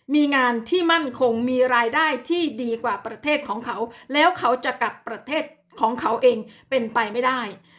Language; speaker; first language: Thai; native; Thai